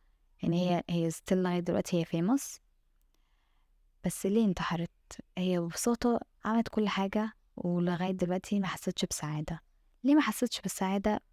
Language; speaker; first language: Arabic; native; Arabic